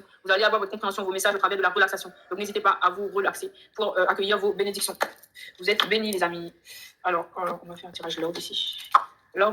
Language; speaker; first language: French; native; French